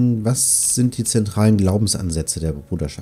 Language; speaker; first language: German; native; German